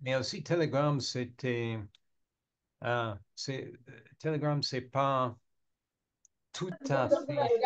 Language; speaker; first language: French; non-native, learner; English